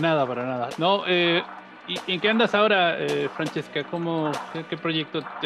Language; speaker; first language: Spanish; native; Spanish